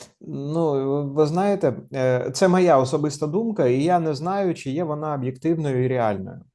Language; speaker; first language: Ukrainian; non-native, local second language; Russian